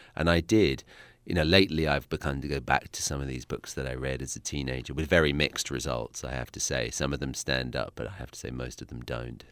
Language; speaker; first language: English; native; English